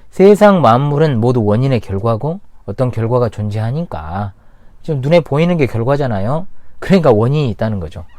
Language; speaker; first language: Korean; native; Korean